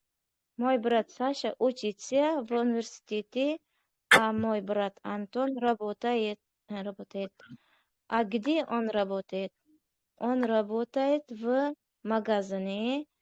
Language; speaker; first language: Russian; non-native, learner; Uzbek